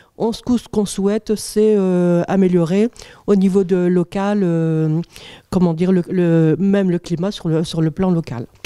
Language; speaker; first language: French; native; French